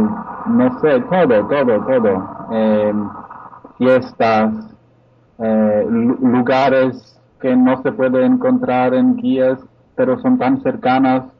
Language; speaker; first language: Spanish; non-native, fluent; Polish